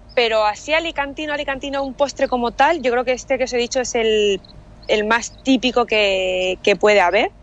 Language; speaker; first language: Spanish; native; Spanish